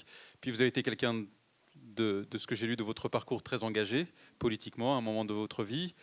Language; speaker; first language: French; native; French